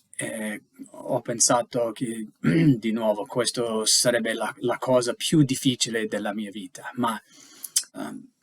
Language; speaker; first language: Italian; non-native, learner; English